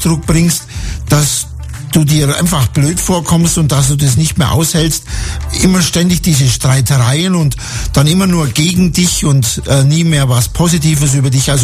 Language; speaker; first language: German; native; German